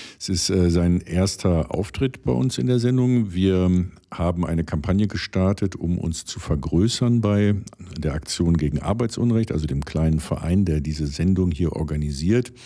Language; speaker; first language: German; native; German